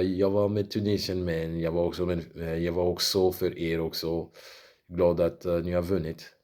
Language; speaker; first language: Swedish; non-native, learner; French